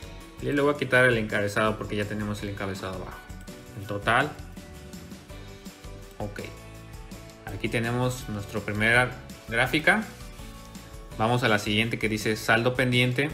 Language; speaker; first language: Spanish; native; Spanish